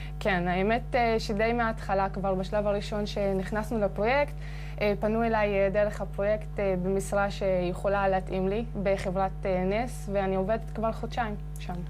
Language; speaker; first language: Hebrew; non-native, local second language; Arabic